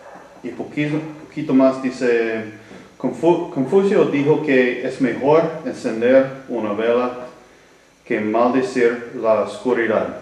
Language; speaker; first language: Spanish; non-native, learner; English